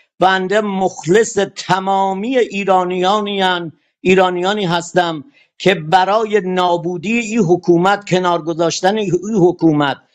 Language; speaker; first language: Persian; non-native, local second language; Kurdish